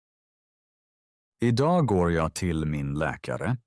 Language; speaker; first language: Swedish; non-native, fluent; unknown